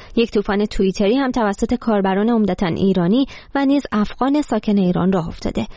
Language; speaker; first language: Persian; native; Persian